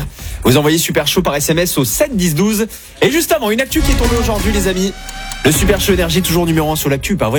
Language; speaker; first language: French; native; French